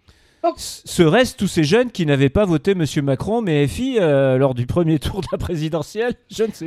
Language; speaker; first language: French; native; French